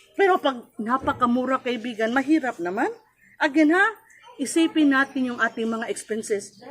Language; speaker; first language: Filipino; non-native, local second language; Cebuano